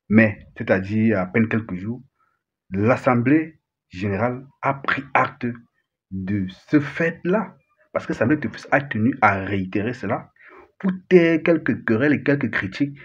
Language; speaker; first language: French; native; French